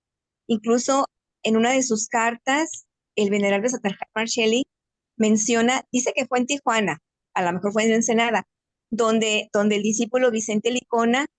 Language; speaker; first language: Spanish; native; Spanish